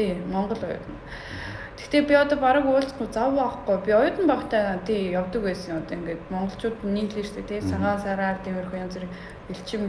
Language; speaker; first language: Mongolian; early bilingual, heritage; Mongolian